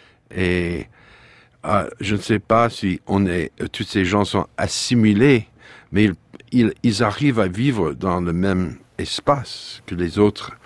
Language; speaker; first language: French; non-native, fluent; English